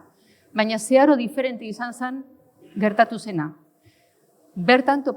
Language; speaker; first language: Basque; native; Basque